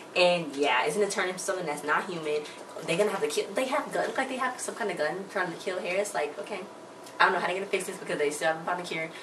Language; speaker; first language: English; native; English